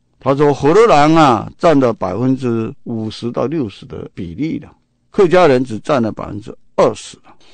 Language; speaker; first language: Chinese; non-native, local second language; Min Nan Chinese